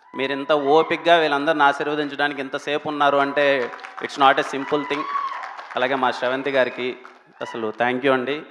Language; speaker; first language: Telugu; native; Telugu